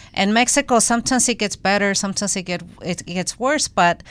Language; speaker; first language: English; non-native, fluent; Spanish